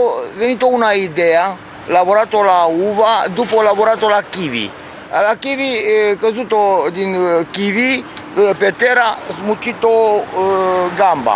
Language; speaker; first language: Italian; non-native, learner; Romanian